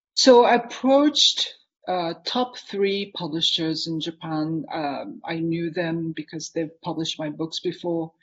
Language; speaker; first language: English; non-native, fluent; Japanese